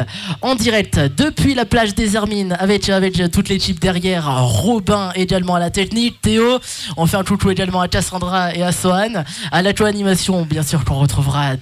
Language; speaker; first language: French; native; French